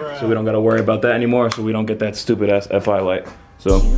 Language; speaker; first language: English; native; English